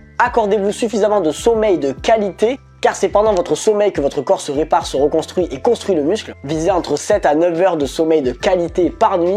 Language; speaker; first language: French; native; French